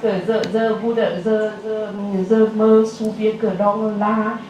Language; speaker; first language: French; non-native, learner; Vietnamese